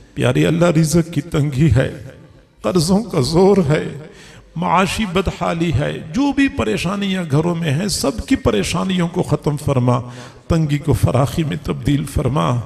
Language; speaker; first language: Urdu; non-native, local second language; Punjabi